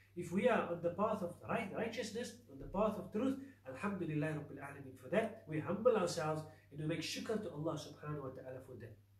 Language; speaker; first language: English; native; English